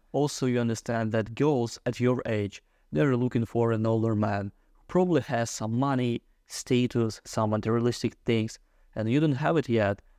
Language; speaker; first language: English; non-native, fluent; Russian